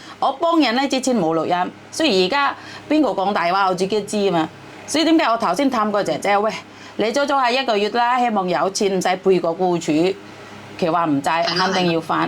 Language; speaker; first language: Cantonese; non-native, fluent; Javanese